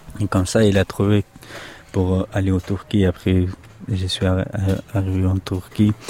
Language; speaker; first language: French; non-native, learner; Pashto